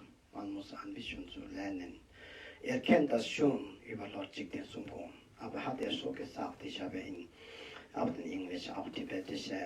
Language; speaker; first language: German; non-native, learner; Tibetan